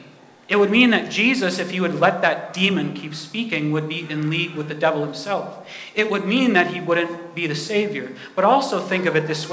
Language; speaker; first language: English; native; English